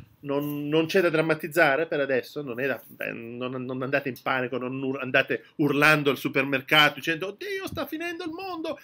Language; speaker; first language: Italian; early bilingual, heritage; French